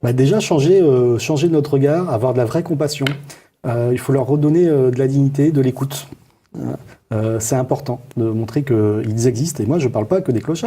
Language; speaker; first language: French; native; French